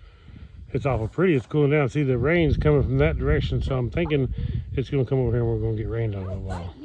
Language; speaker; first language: English; native; English